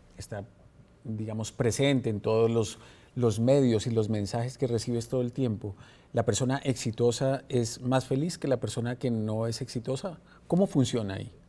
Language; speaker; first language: Spanish; native; Spanish